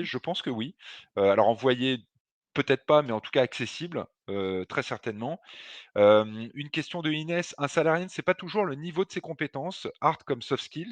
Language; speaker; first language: French; native; French